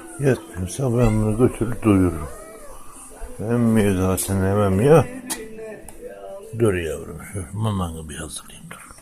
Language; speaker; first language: Turkish; native; Turkish